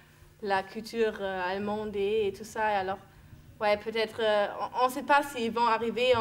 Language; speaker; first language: French; non-native, fluent; German